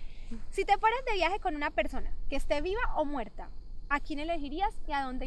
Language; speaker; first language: Spanish; native; Spanish